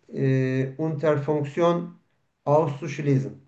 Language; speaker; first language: German; non-native, fluent; Turkish